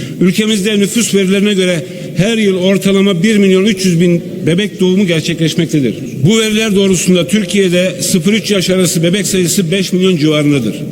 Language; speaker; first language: Turkish; native; Turkish